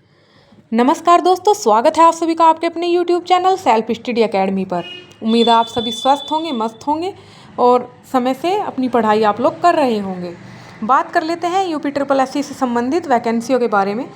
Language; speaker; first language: Hindi; native; Hindi